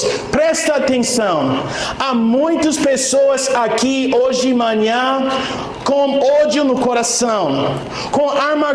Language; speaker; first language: Portuguese; non-native, fluent; English